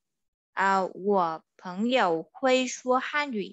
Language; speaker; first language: Chinese; non-native, learner; Vietnamese